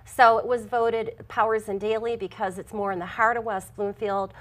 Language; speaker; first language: English; native; English